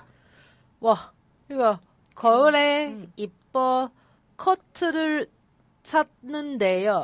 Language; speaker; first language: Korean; non-native, learner; Cantonese